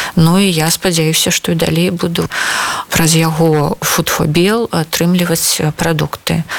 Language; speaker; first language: Belarusian; non-native, local second language; Russian